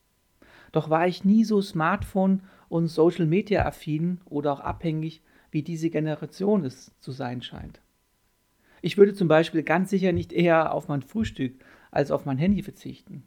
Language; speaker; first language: German; native; German